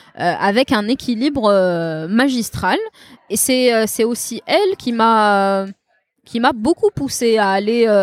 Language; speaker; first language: French; non-native, local second language; Kabyle